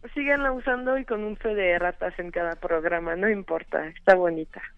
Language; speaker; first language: Spanish; non-native, fluent; French